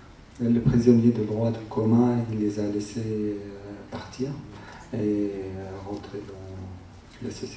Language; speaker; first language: French; non-native, fluent; Arabic